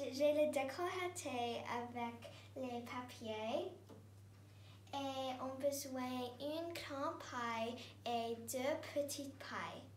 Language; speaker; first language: French; non-native, learner; English